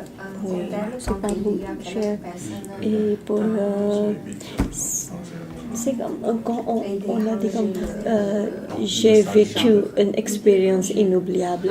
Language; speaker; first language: French; non-native, learner; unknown